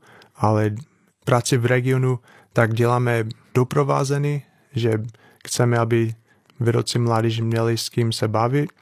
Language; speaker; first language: Czech; non-native, fluent; English